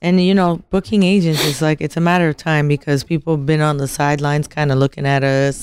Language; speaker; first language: English; native; English